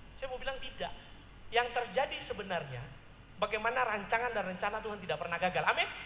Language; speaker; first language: Indonesian; native; Indonesian